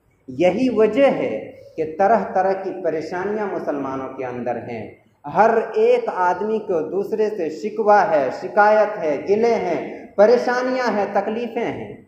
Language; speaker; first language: Urdu; native; Urdu